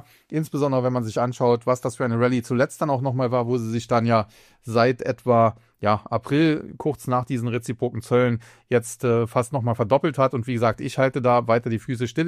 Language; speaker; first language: German; native; German